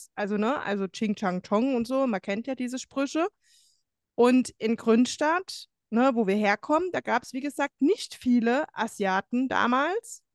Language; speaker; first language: German; native; German